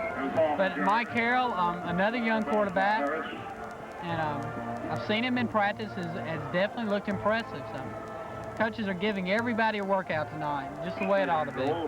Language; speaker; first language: English; native; English